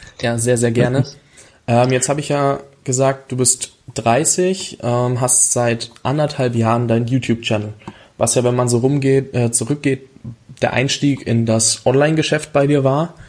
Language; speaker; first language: German; native; German